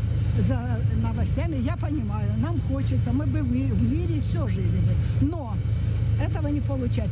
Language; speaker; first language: Russian; native; Russian